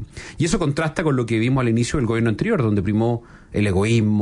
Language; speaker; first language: Spanish; native; Spanish